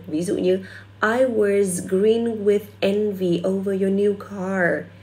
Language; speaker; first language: English; non-native, fluent; Vietnamese